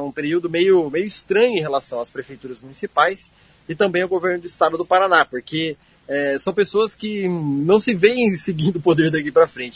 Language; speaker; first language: Portuguese; native; Portuguese